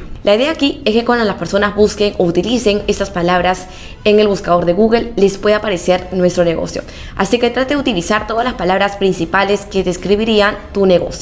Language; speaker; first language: Spanish; native; Spanish